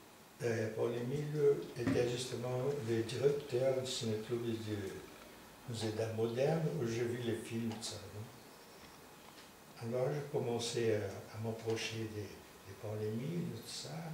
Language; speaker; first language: French; non-native, fluent; Portuguese